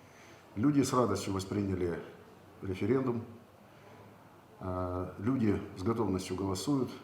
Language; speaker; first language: Russian; native; Russian